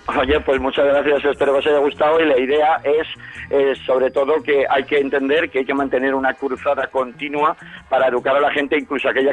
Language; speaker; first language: Spanish; native; Spanish